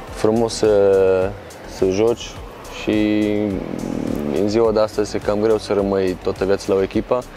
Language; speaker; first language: Romanian; non-native, fluent; Croatian